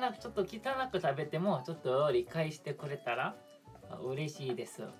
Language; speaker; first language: Japanese; non-native, fluent; Korean